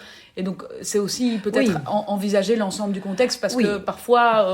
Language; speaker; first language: French; native; French